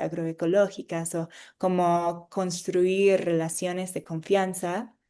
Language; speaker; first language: Spanish; non-native, fluent; English